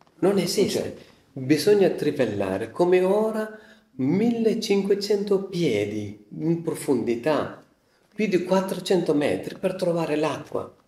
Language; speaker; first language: Italian; non-native, fluent; Malayalam